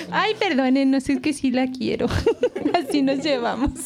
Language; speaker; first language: Spanish; native; Spanish